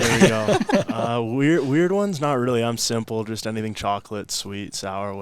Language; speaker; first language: English; native; English